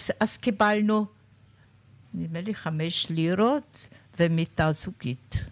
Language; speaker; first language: Hebrew; non-native, fluent; German